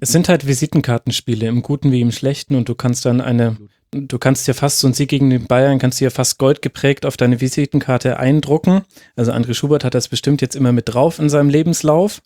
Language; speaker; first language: German; native; German